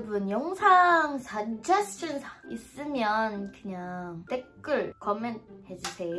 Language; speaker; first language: Korean; non-native, learner; Filipino